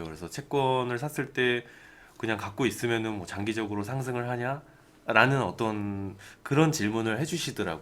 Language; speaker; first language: Korean; native; Korean